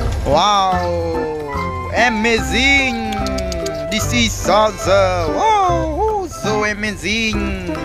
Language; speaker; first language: English; non-native, learner; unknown